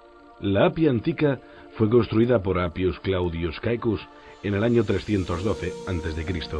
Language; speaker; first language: Spanish; native; Spanish